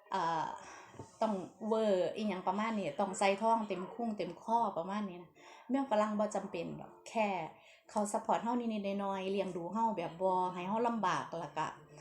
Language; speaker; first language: Thai; non-native, local second language; Northeastern Thai